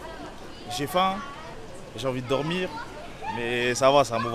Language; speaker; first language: French; native; French